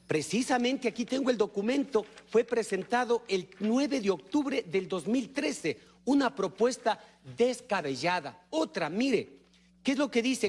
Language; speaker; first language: Spanish; native; Spanish